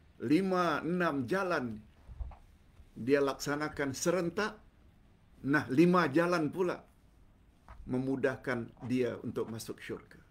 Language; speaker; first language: Malay; native; Malay